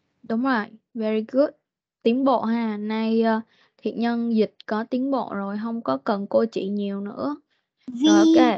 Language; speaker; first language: Vietnamese; native; Vietnamese